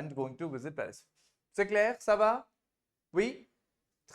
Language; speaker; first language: French; non-native, fluent; Hindi